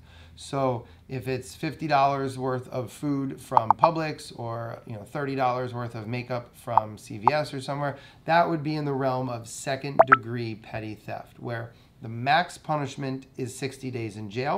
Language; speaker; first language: English; native; English